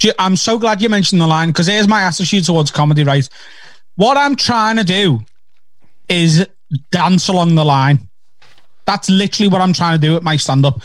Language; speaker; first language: English; native; English